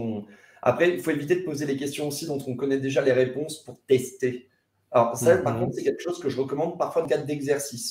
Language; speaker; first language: French; native; French